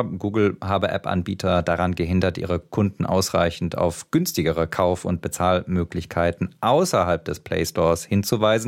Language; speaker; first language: German; native; German